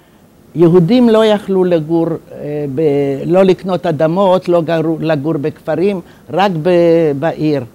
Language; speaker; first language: Hebrew; non-native, fluent; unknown